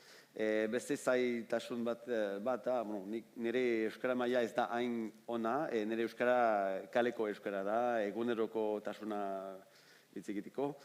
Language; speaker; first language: Basque; non-native, fluent; French